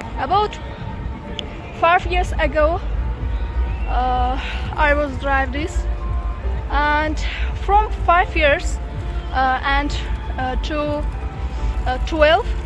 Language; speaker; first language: English; non-native, learner; Azerbaijani